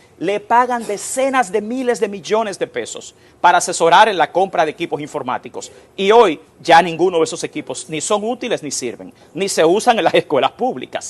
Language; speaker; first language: Spanish; native; Spanish